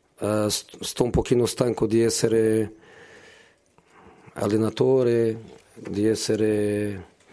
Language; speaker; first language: Italian; non-native, fluent; Portuguese